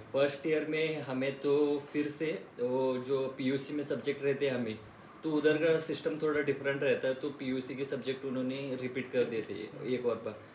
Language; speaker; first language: Hindi; non-native, local second language; Marathi